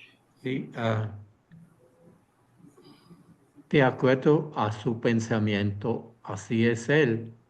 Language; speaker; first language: Spanish; non-native, fluent; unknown